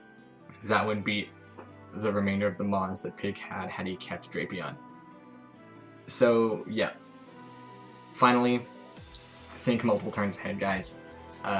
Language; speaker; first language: English; native; English